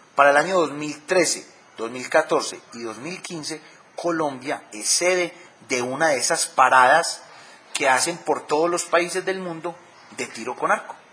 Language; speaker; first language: Spanish; native; Spanish